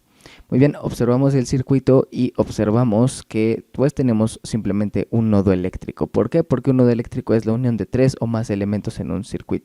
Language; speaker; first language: Spanish; native; Spanish